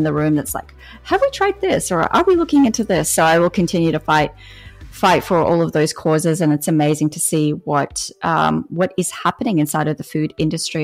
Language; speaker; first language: English; native; English